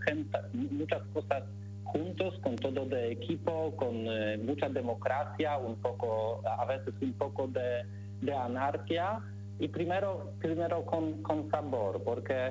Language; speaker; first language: Spanish; non-native, learner; Polish